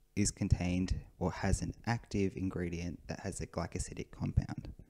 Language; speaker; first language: English; native; English